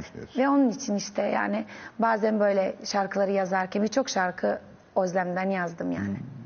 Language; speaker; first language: Turkish; non-native, fluent; Serbian